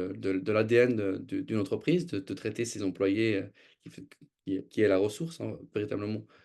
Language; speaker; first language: French; native; French